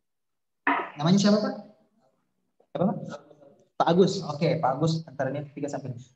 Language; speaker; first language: Indonesian; native; Indonesian